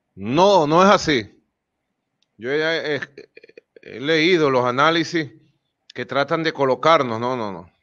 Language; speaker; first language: Spanish; native; Spanish